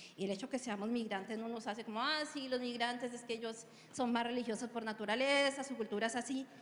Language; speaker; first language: Spanish; native; Spanish